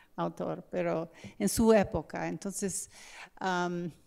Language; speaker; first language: Spanish; non-native, fluent; English